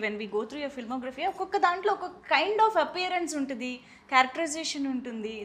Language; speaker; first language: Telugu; native; Telugu